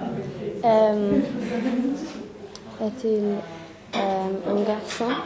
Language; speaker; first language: French; non-native, learner; English